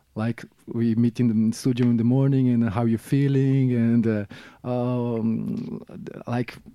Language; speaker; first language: English; non-native, fluent; Portuguese